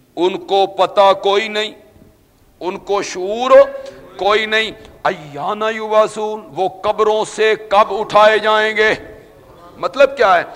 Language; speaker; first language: Urdu; non-native, local second language; Punjabi